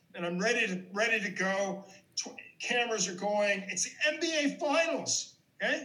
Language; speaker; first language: English; native; English